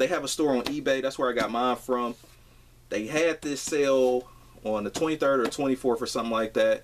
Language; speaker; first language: English; native; English